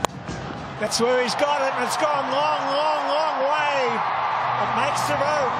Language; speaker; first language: English; native; English